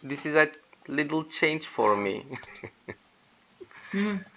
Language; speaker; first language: English; non-native, learner; Turkish